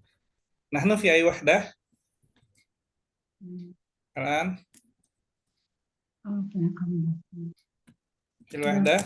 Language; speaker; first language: Arabic; non-native, fluent; Indonesian